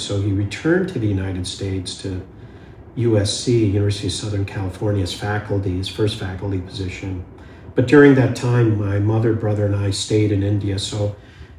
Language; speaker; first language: English; early bilingual, other home language; Hindi